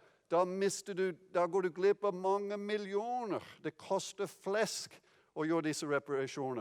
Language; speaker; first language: Norwegian; non-native, fluent; English